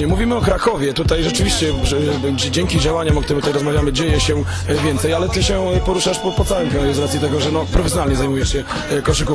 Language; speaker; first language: Polish; native; Polish